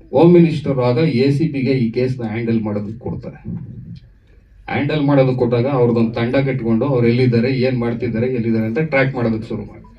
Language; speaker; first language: Kannada; native; Kannada